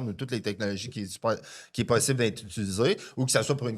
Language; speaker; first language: French; native; French